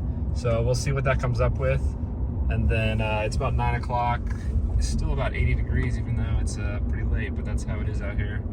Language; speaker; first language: English; native; English